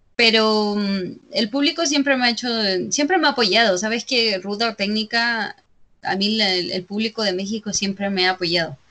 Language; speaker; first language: Spanish; native; Spanish